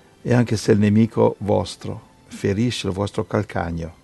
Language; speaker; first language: Italian; native; Italian